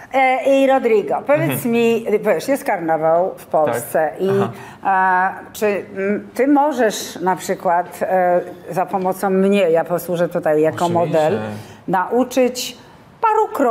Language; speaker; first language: Polish; native; Polish